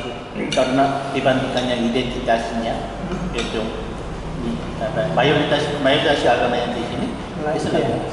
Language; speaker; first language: Indonesian; non-native, learner; Korean